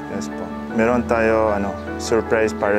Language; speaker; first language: Filipino; non-native, learner; Arabic